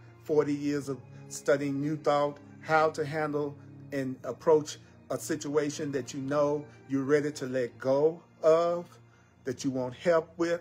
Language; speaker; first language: English; native; English